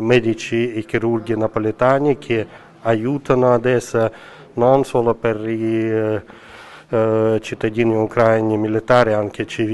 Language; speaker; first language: Italian; non-native, learner; Ukrainian